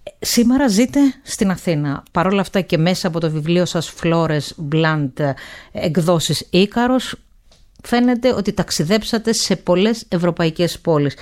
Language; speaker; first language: Greek; native; Greek